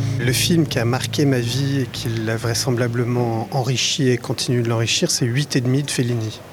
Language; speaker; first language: French; native; French